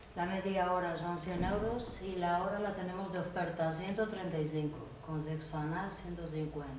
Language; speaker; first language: Spanish; native; Spanish